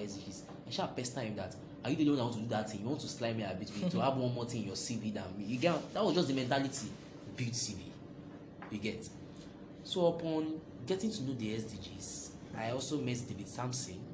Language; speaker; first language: English; non-native, local second language; Yoruba